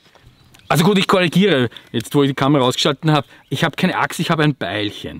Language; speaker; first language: German; native; German